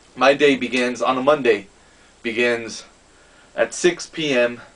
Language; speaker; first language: English; native; English